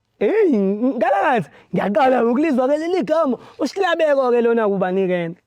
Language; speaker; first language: Zulu; native; Zulu